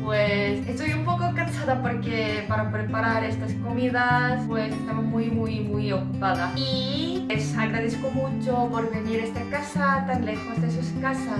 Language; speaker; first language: Spanish; non-native, learner; Korean